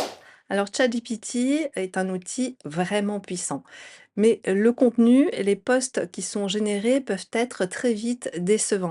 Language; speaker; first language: French; native; French